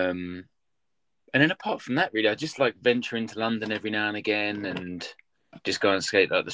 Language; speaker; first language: English; native; English